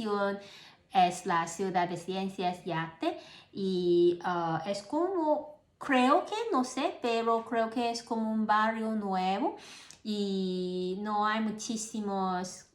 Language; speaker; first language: Spanish; non-native, learner; Cantonese